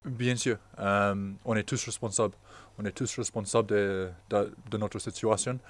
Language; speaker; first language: French; non-native, fluent; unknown